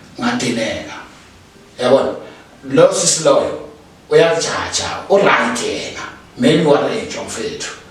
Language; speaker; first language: Zulu; native; Zulu